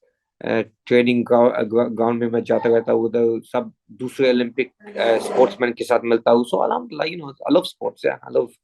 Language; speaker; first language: Hindi; early bilingual, heritage; English